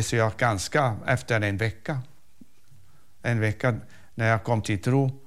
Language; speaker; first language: Swedish; non-native, fluent; Arabic